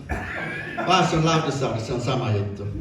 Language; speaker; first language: Finnish; non-native, fluent; English